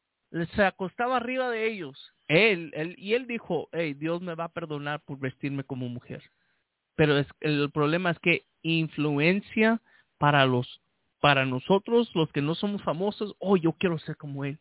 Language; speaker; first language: Spanish; early bilingual, heritage; Spanish